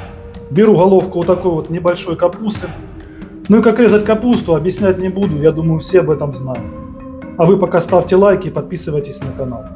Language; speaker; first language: Russian; native; Russian